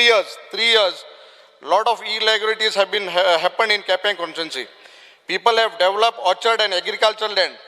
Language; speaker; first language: English; non-native, local second language; Konkani